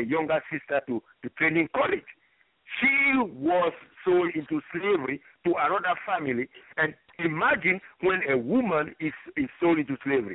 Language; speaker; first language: English; non-native, fluent; French